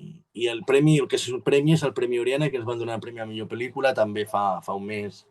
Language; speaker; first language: Catalan; native; Catalan